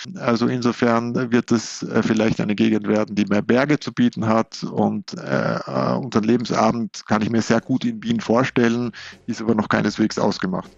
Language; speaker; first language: German; native; German